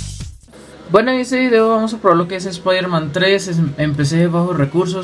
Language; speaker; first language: Spanish; native; Spanish